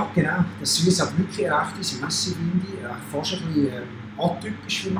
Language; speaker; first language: German; native; German